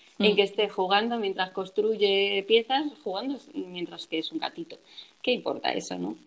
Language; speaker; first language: Spanish; native; Spanish